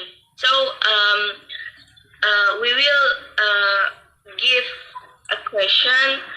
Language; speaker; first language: English; non-native, learner; Indonesian